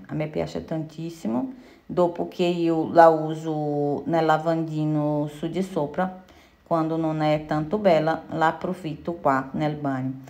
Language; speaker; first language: Italian; non-native, fluent; Portuguese